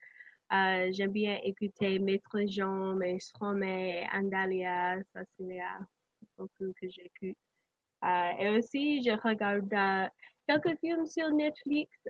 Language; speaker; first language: French; non-native, learner; English